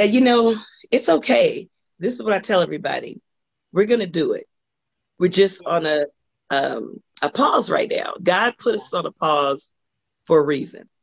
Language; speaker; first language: English; native; English